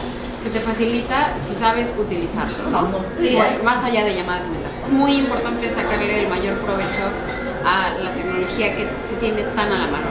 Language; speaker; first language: Spanish; native; Spanish